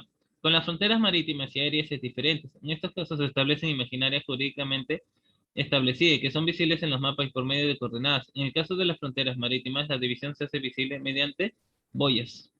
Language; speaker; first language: Spanish; native; Spanish